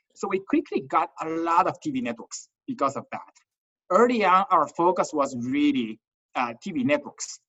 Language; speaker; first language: English; non-native, fluent; Chinese